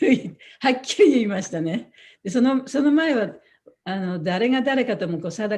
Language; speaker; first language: Japanese; native; Japanese